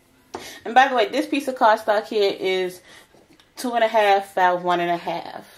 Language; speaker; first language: English; native; English